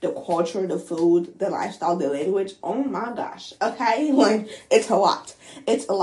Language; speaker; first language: English; non-native, local second language; Akan